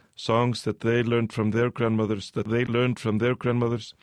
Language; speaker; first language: English; early bilingual, other home language; Icelandic